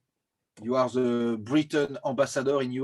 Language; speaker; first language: English; non-native, learner; French